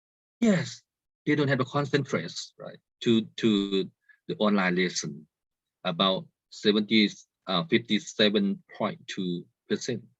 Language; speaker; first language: English; non-native, learner; Thai